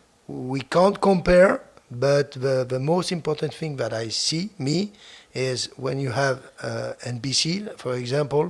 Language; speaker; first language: English; non-native, fluent; French